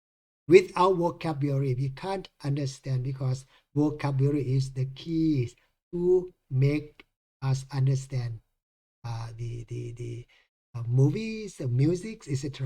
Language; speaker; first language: English; non-native, fluent; Thai